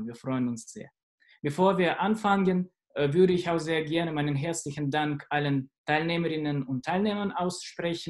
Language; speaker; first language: German; non-native, fluent; Russian